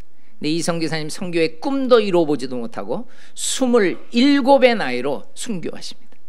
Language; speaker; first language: Korean; native; Korean